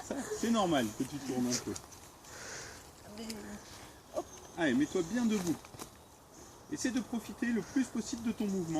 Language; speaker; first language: French; native; French